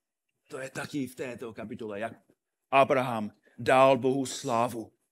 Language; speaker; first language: Czech; non-native, fluent; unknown